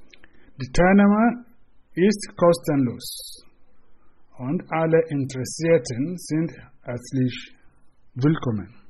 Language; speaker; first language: German; non-native, fluent; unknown